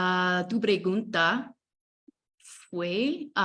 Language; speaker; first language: Spanish; non-native, fluent; English